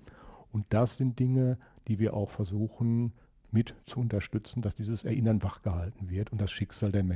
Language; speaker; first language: German; native; German